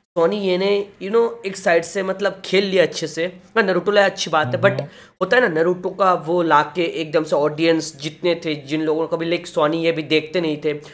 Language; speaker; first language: Hindi; native; Hindi